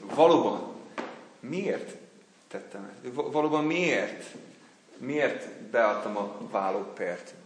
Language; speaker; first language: Hungarian; non-native, fluent; English